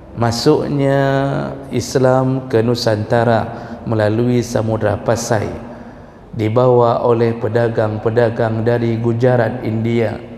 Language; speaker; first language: Malay; non-native, local second language; Achinese